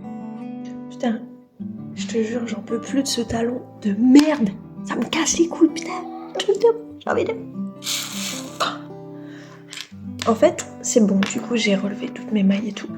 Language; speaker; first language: French; native; French